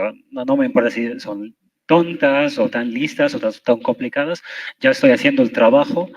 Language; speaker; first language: Spanish; non-native, fluent; Arabic